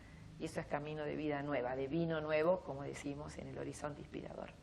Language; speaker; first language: Spanish; native; Spanish